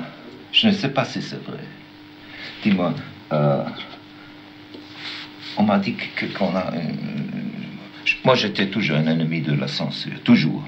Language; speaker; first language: French; non-native, learner; German